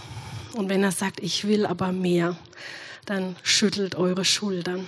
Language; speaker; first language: German; native; German